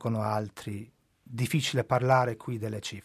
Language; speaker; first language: Italian; non-native, fluent; Polish